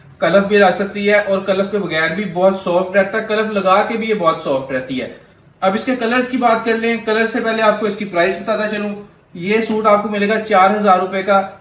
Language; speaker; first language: Urdu; non-native, local second language; Punjabi